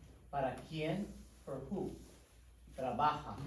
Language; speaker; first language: Spanish; non-native, fluent; English